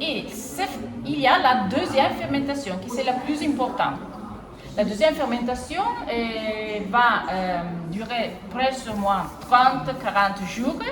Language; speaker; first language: French; non-native, fluent; Italian